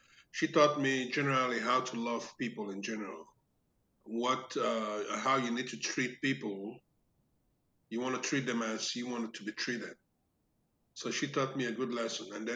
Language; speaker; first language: English; non-native, local second language; Igbo